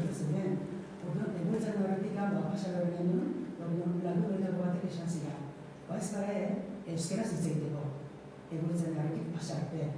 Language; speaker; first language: Basque; non-native, fluent; Japanese